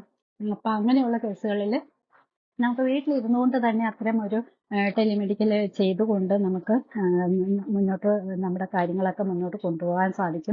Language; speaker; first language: Malayalam; native; Malayalam